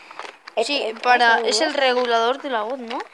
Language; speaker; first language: Spanish; native; Spanish